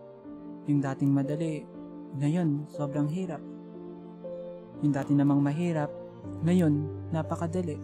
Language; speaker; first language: Filipino; native; Filipino